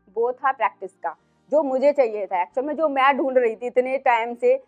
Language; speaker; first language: Hindi; native; Hindi